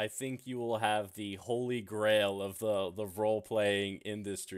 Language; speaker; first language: English; native; English